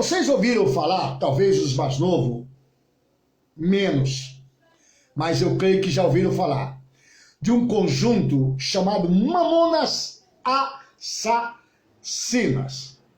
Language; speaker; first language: Portuguese; native; Portuguese